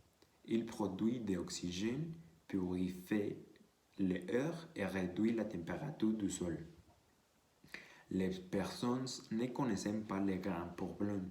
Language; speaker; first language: French; non-native, learner; Spanish